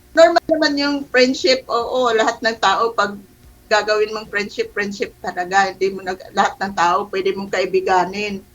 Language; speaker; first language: Filipino; non-native, local second language; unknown